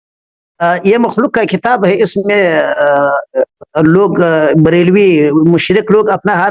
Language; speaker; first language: Hindi; non-native, learner; Pashto